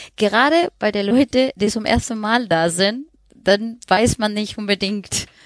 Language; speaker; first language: German; non-native, fluent; Spanish